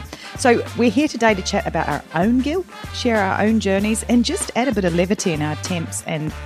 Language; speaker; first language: English; native; English